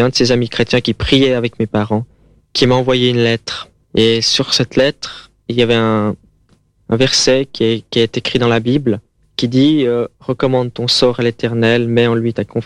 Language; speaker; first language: French; native; French